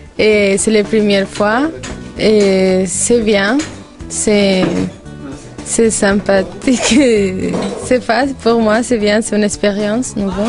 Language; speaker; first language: French; non-native, learner; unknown